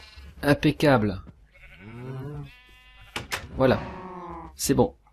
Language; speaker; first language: French; native; French